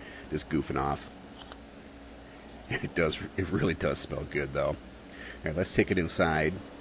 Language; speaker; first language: English; native; English